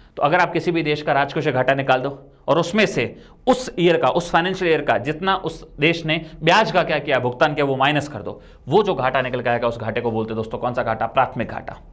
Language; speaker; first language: Hindi; native; Hindi